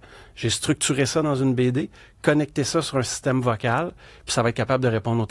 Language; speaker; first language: French; native; French